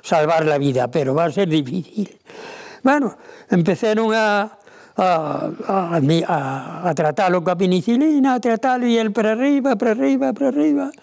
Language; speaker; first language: Spanish; non-native, local second language; Galician